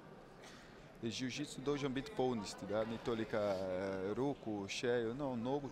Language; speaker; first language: Russian; non-native, learner; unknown